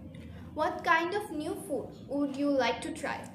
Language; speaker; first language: English; non-native, fluent; Bangla